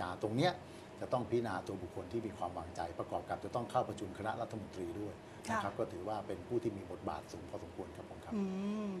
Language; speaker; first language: Thai; native; Thai